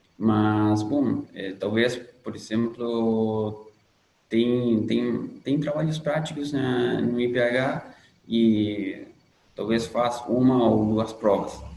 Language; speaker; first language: Portuguese; non-native, fluent; Spanish